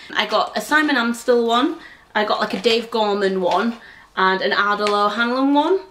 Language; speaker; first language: English; native; English